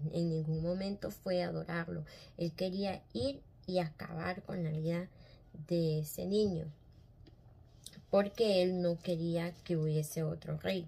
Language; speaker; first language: Spanish; native; Spanish